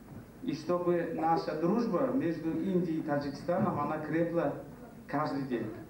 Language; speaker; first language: Russian; non-native, local second language; Tajik